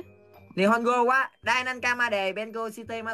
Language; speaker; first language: Japanese; non-native, learner; Vietnamese